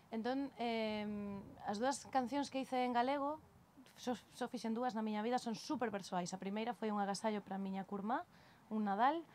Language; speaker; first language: Spanish; native; Spanish